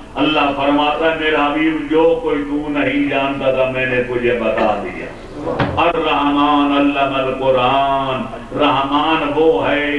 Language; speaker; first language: Urdu; non-native, local second language; Punjabi